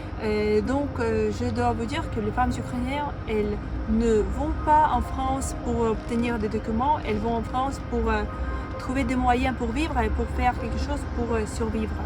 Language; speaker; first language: French; non-native, fluent; Russian